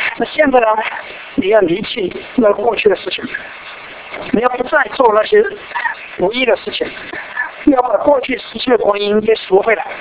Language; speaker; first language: Chinese; native; Chinese